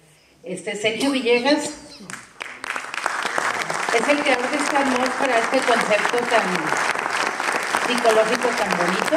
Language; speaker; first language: Spanish; native; Spanish